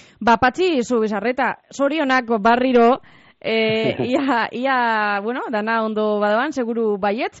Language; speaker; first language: Basque; native; Basque